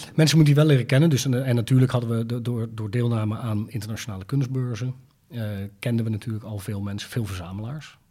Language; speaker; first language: Dutch; native; Dutch